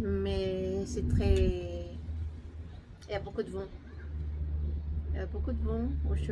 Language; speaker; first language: French; non-native, fluent; Filipino